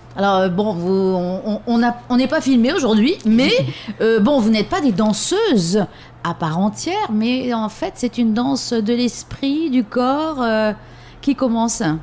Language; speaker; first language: French; native; French